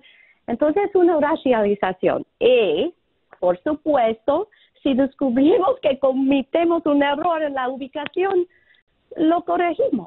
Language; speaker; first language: Spanish; non-native, fluent; English